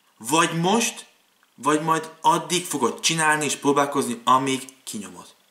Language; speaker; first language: Hungarian; early bilingual, other home language; German